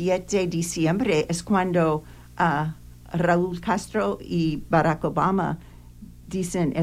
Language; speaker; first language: Spanish; non-native, learner; English